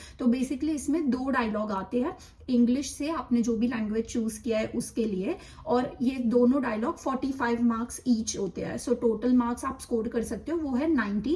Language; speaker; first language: Hindi; non-native, local second language; Gujarati